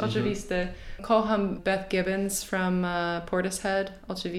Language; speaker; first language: Polish; non-native, learner; English